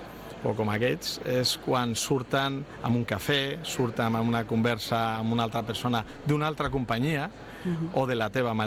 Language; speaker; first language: Catalan; non-native, local second language; Spanish